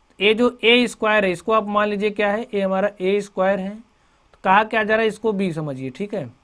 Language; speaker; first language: Hindi; native; Hindi